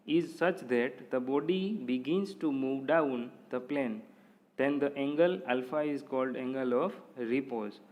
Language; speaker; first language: English; non-native, local second language; Gujarati